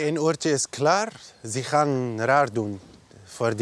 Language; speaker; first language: Dutch; non-native, learner; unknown